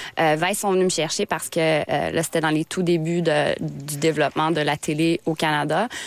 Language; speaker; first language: French; native; French